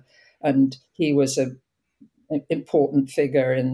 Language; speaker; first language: English; native; English